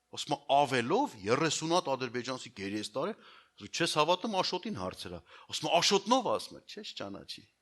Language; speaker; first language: Armenian; native; Armenian